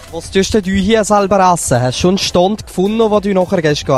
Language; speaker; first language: German; native; German